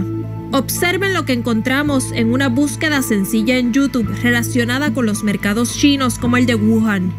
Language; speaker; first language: Spanish; native; Spanish